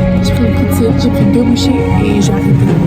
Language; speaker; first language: French; native; French